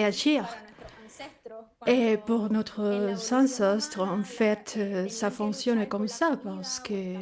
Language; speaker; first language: French; non-native, fluent; Spanish